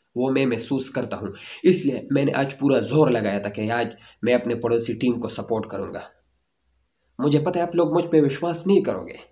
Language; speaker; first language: Urdu; native; Urdu